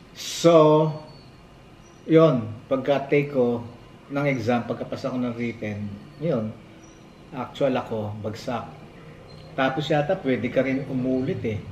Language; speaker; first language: Filipino; native; Filipino